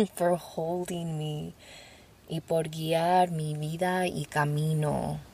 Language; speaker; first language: Spanish; early bilingual, heritage; Spanish